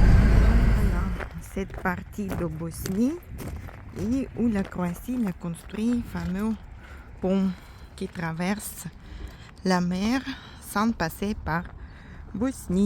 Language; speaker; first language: French; non-native, fluent; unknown